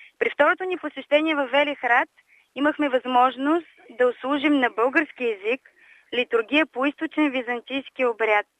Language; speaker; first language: Bulgarian; native; Bulgarian